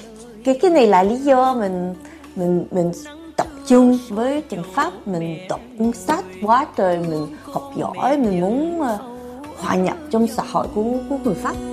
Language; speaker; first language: Vietnamese; early bilingual, heritage; Vietnamese